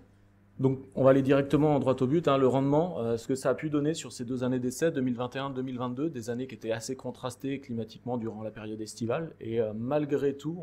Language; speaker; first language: French; native; French